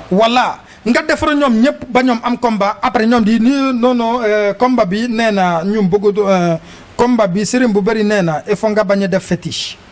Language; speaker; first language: Wolof; non-native, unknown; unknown